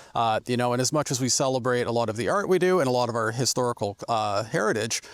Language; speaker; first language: English; native; English